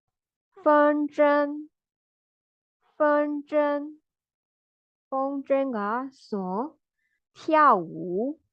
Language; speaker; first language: Chinese; non-native, learner; Burmese